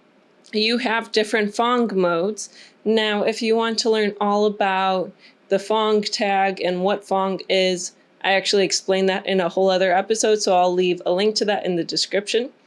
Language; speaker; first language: English; native; English